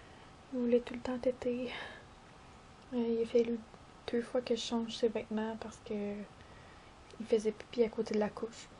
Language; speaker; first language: French; native; French